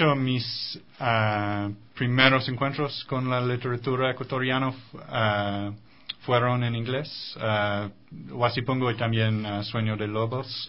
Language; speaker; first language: Spanish; non-native, fluent; English